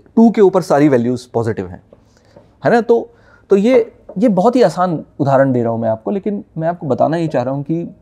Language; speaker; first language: Hindi; native; Hindi